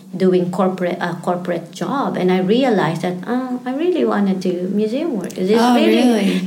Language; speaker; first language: English; non-native, local second language; Filipino